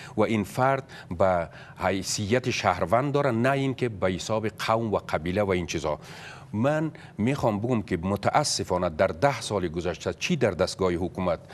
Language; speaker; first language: Persian; native; Persian